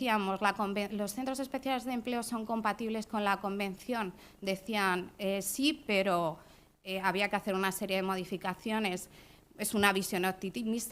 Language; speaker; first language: Spanish; native; Spanish